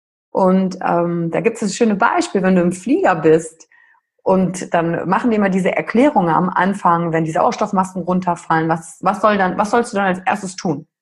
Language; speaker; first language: German; native; German